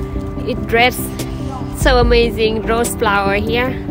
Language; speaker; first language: English; non-native, learner; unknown